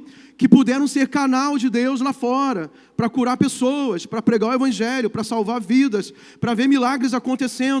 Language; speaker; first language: Portuguese; native; Portuguese